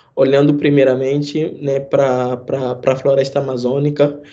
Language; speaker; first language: Portuguese; non-native, fluent; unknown